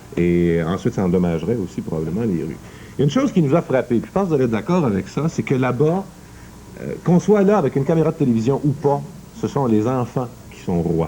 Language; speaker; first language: French; native; French